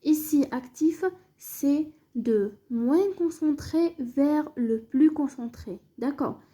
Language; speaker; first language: French; non-native, local second language; Arabic